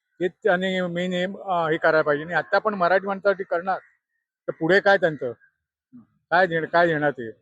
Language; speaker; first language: Marathi; native; Marathi